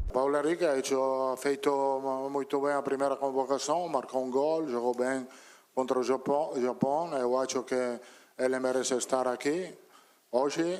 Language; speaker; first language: Portuguese; non-native, fluent; Italian